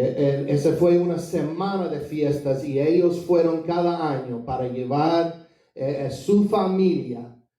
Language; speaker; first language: Spanish; non-native, fluent; English